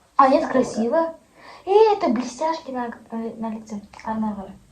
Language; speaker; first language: Russian; non-native, local second language; Kazakh